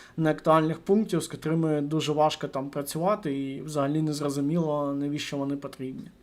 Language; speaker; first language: Ukrainian; non-native, local second language; Russian